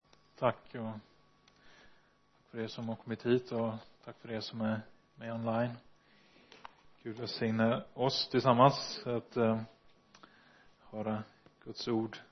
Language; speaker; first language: Swedish; non-native, fluent; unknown